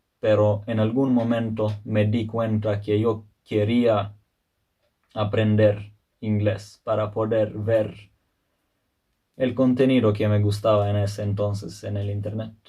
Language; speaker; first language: Spanish; non-native, fluent; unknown